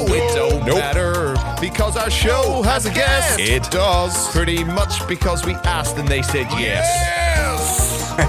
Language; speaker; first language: English; native; English